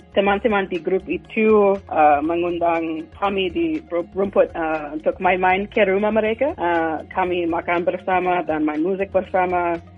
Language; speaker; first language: Indonesian; non-native, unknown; English